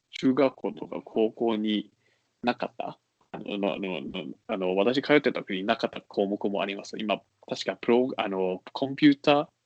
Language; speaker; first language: Japanese; non-native, fluent; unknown